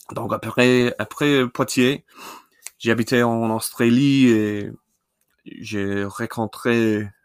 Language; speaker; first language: French; non-native, learner; English